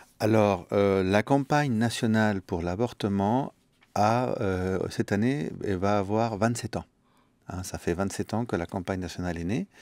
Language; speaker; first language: French; early bilingual, other home language; Spanish